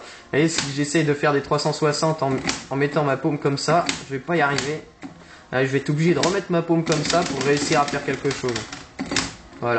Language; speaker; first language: French; native; French